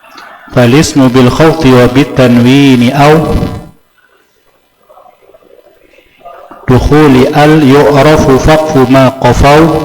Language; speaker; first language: Arabic; non-native, fluent; Indonesian